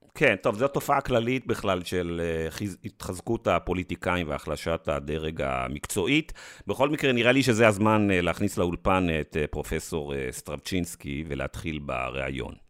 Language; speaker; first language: Hebrew; native; Hebrew